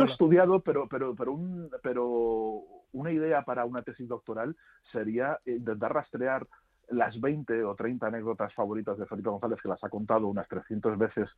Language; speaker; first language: Spanish; native; Spanish